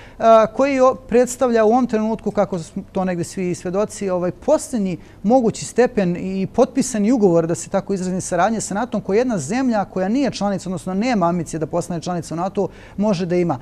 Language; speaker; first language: Bosnian; native; Bosnian